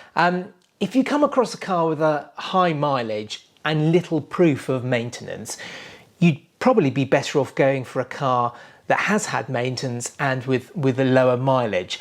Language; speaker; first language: English; native; English